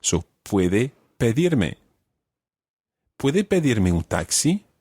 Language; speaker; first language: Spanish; non-native, fluent; English